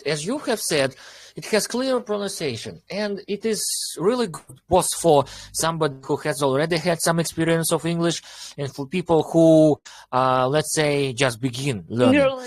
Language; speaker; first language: English; non-native, fluent; Russian